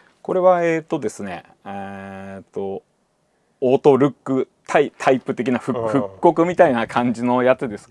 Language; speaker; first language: Japanese; native; Japanese